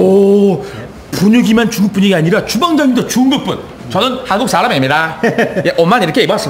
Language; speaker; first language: Korean; native; Korean